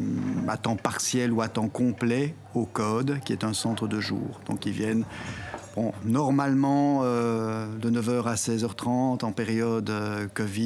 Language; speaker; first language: French; native; French